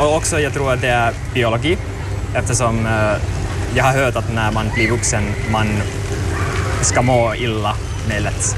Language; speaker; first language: Swedish; non-native, learner; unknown